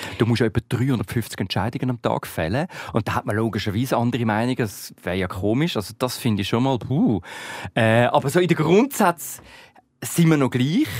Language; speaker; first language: German; native; German